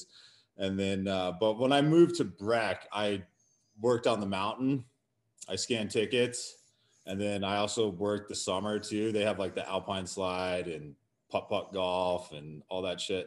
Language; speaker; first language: English; native; English